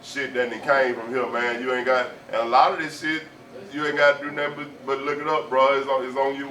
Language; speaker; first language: English; native; English